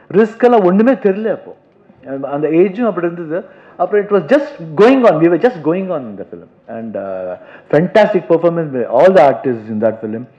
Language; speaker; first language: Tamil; non-native, local second language; Kannada